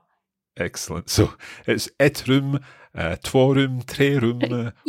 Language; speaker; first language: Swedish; non-native, learner; English